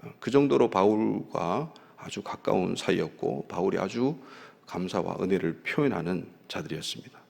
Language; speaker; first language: Korean; native; Korean